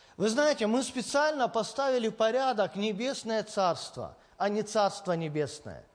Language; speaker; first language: Russian; native; Russian